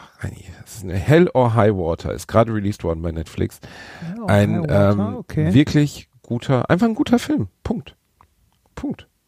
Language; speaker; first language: German; native; German